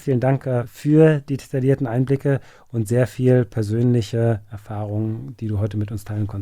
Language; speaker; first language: German; native; German